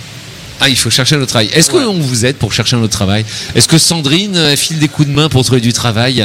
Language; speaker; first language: French; native; French